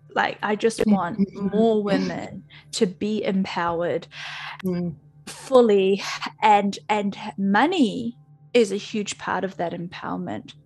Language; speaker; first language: English; native; English